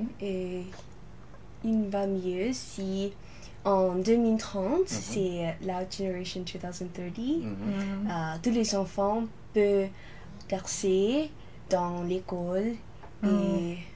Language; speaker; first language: French; non-native, learner; Lao